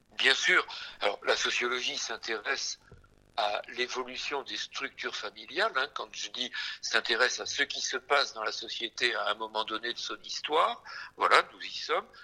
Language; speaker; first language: French; native; French